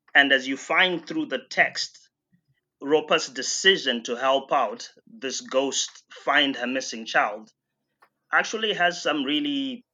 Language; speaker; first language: English; non-native, local second language; Shona